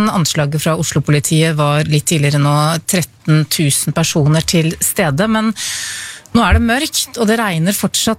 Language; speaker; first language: Norwegian; native; Norwegian